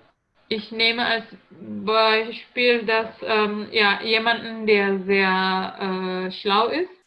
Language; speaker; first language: German; non-native, learner; Indonesian